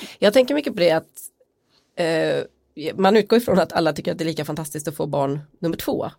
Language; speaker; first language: Swedish; native; Swedish